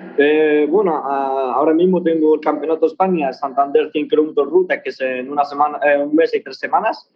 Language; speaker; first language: Spanish; early bilingual, other home language; Arabic